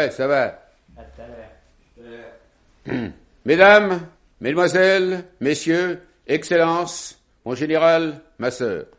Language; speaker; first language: French; native; French